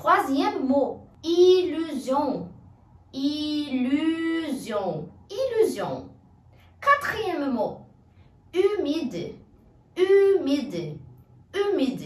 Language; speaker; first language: French; non-native, fluent; Portuguese